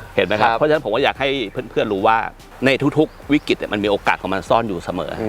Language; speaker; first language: Thai; native; Thai